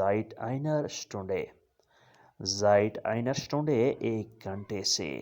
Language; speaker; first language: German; non-native, fluent; Urdu